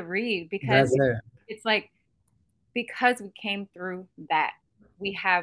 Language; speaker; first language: English; native; English